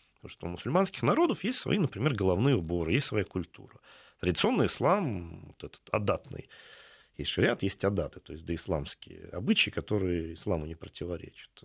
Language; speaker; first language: Russian; native; Russian